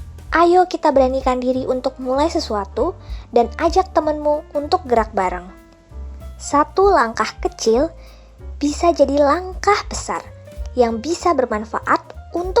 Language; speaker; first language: Indonesian; native; Indonesian